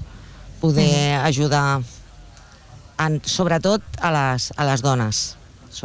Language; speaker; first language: Catalan; non-native, local second language; Spanish